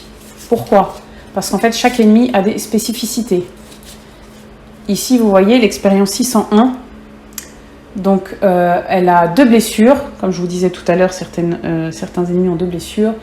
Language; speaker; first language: French; native; French